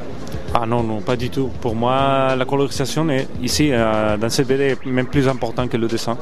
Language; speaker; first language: French; non-native, fluent; Spanish